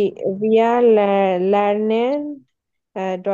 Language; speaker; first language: German; non-native, learner; Bangla